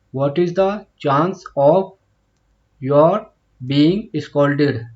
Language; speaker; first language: English; non-native, local second language; Hindi